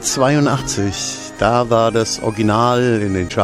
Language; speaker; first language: German; native; German